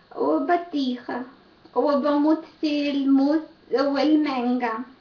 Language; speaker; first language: Arabic; non-native, learner; Ukrainian